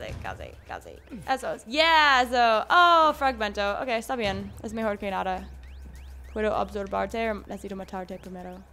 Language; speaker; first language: Spanish; non-native, learner; English